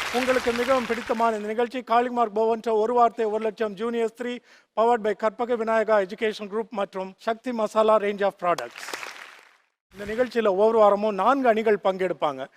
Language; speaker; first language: Tamil; native; Tamil